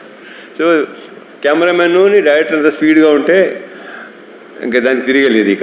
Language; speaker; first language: Telugu; native; Telugu